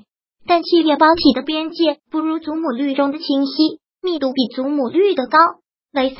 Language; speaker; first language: Chinese; native; Chinese